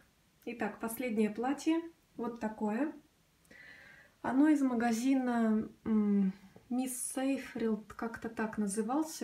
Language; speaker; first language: Russian; native; Russian